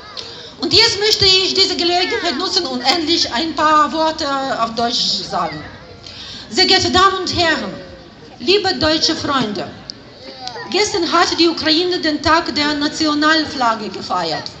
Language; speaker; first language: German; non-native, fluent; Ukrainian